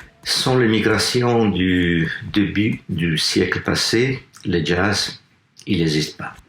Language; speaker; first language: French; non-native, fluent; Italian